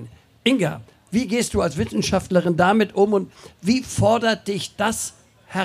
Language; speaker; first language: German; native; German